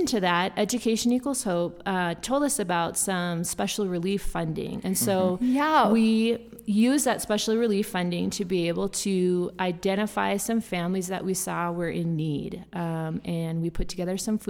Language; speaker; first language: English; native; English